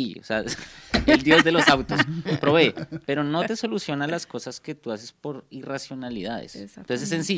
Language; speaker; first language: Spanish; native; Spanish